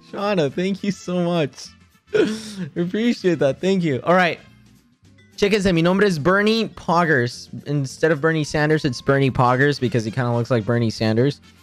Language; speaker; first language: English; early bilingual, other home language; Spanish